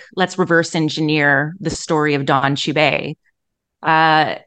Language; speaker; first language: English; native; English